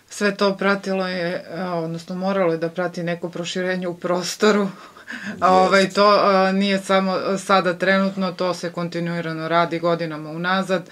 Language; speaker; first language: Croatian; native; Croatian